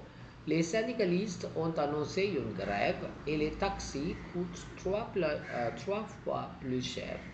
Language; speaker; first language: French; non-native, fluent; Tamil